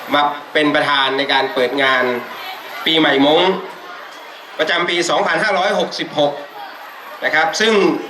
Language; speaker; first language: Thai; non-native, local second language; Hmong